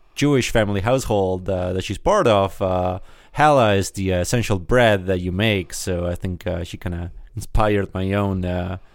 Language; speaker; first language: English; early bilingual, other home language; Spanish